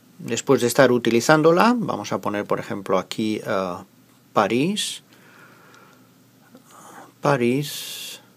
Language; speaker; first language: Spanish; native; Spanish